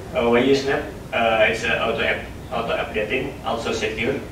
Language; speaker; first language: English; non-native, learner; Indonesian